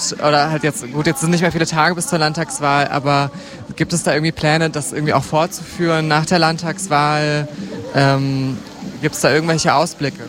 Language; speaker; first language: German; native; German